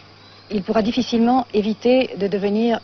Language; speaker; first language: French; native; French